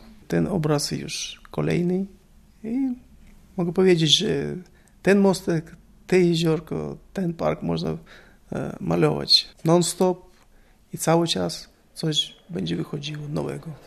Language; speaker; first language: Polish; non-native, learner; Russian